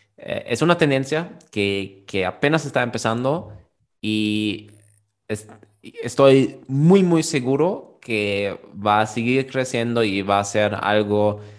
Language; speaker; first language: Spanish; non-native, fluent; German